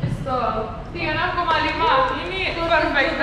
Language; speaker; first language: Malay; non-native, fluent; English